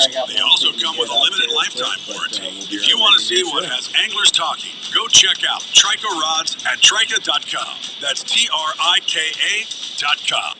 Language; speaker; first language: English; native; English